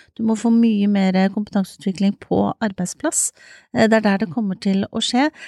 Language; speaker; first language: Norwegian; native; Norwegian